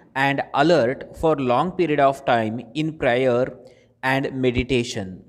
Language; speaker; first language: English; non-native, local second language; Marathi